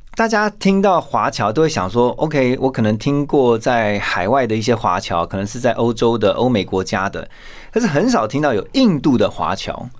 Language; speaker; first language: Chinese; native; Chinese